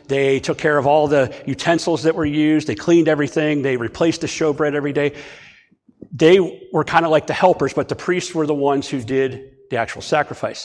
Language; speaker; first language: English; native; English